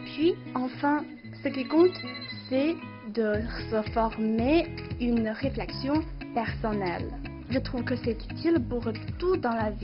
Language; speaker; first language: French; non-native, fluent; Chinese